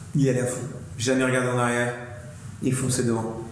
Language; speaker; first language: French; native; French